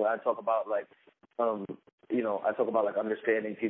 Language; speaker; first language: English; native; English